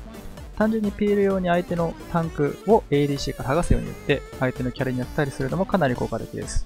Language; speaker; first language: Japanese; native; Japanese